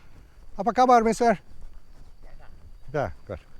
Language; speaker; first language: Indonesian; non-native, learner; English